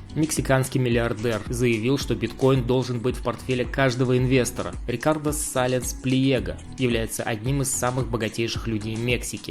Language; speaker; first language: Russian; native; Russian